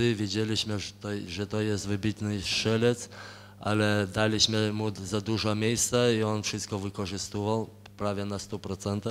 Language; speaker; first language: Polish; non-native, fluent; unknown